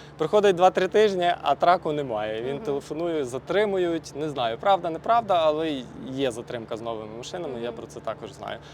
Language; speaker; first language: Ukrainian; native; Ukrainian